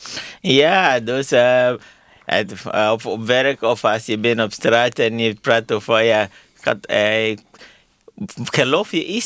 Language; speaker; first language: Dutch; non-native, learner; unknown